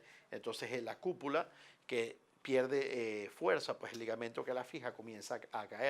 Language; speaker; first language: Spanish; native; Spanish